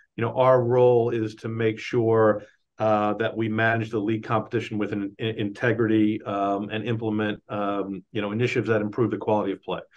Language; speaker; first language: English; native; English